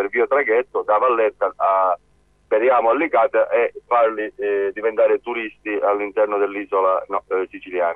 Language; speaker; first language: Italian; native; Italian